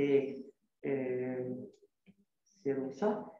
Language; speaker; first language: English; non-native, learner; Italian